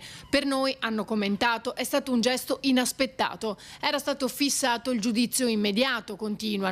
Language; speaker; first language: Italian; native; Italian